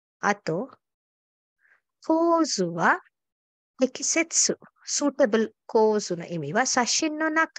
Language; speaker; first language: Japanese; non-native, fluent; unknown